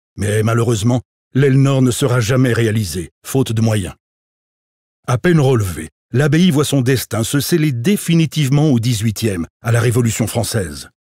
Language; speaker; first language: French; native; French